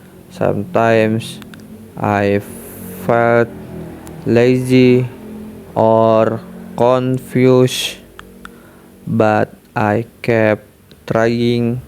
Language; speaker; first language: English; non-native, learner; Indonesian